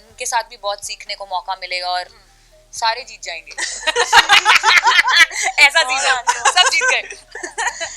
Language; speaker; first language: Hindi; native; Hindi